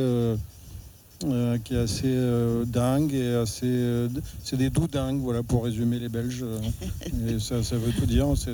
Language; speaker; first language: French; native; French